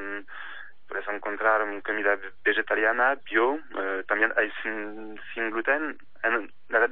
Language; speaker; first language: Spanish; non-native, fluent; French